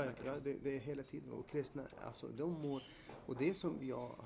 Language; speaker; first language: Swedish; non-native, fluent; Arabic